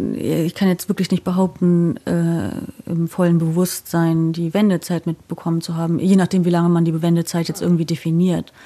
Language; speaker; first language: German; native; German